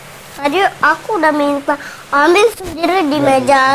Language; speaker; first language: Indonesian; native; Indonesian